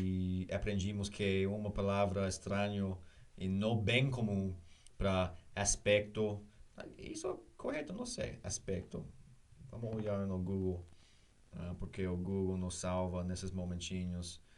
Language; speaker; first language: Portuguese; non-native, learner; English